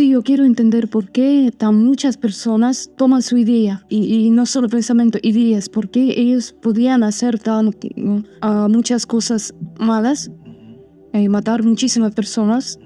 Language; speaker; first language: Spanish; non-native, learner; Armenian